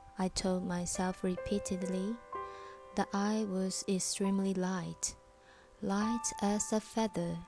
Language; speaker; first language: English; non-native, fluent; Chinese